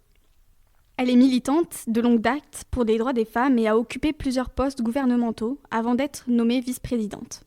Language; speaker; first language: French; native; French